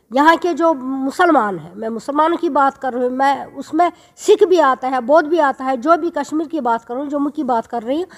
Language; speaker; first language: Urdu; non-native, local second language; Kashmiri